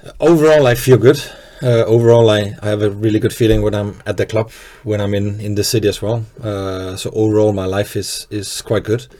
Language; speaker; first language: English; non-native, fluent; Danish